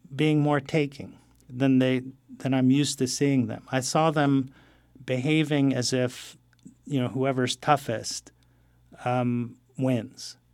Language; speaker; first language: English; non-native, fluent; Arabic